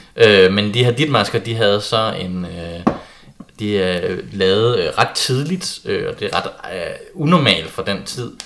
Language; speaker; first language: Danish; native; Danish